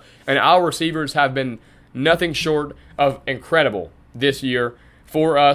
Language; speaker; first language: English; native; English